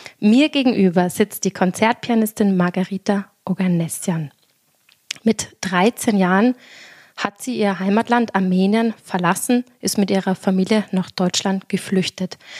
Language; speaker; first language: German; native; German